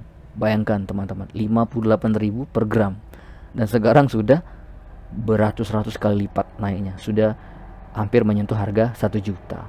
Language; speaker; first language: Indonesian; native; Indonesian